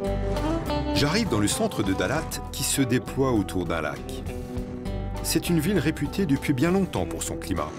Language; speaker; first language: French; native; French